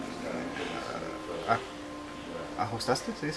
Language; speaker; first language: Spanish; native; Spanish